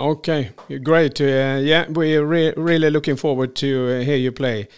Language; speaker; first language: English; non-native, fluent; Swedish